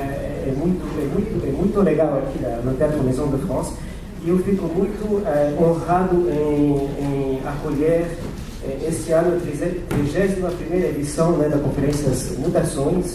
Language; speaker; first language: Portuguese; non-native, fluent; French